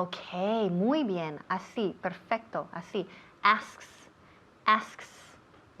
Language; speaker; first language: Spanish; non-native, fluent; English